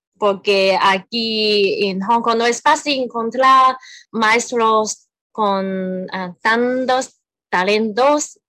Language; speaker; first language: Spanish; non-native, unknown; Cantonese